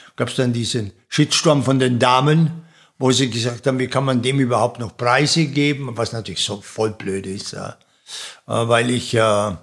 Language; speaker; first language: German; native; German